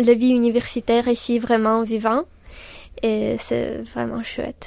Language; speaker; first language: French; non-native, learner; Ukrainian